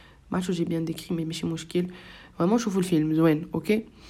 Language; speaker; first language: French; non-native, local second language; Arabic